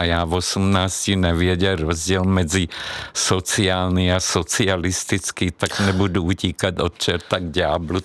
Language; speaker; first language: Czech; non-native, fluent; Hungarian